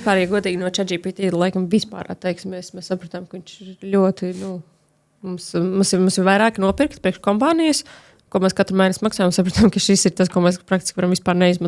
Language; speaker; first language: Latvian; native; Latvian